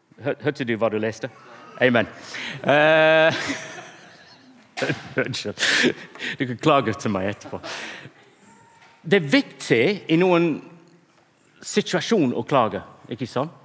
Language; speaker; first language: Norwegian; non-native, fluent; English